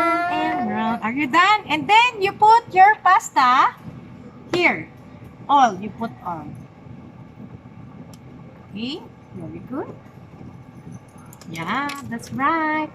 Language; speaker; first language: English; non-native, learner; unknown